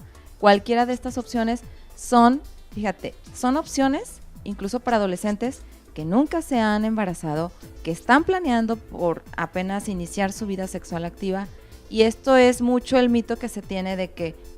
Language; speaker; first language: Spanish; native; Spanish